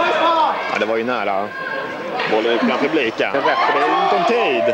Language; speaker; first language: Swedish; native; Swedish